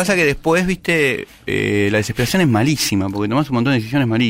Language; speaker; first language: Spanish; native; Spanish